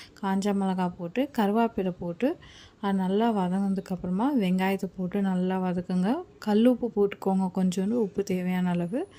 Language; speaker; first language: Tamil; native; Tamil